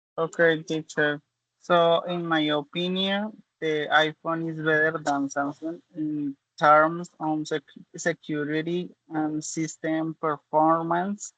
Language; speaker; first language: English; non-native, learner; Spanish